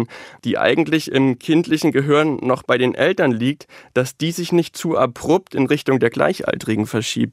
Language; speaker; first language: German; native; German